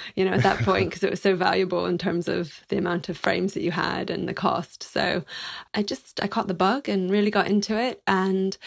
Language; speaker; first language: English; native; English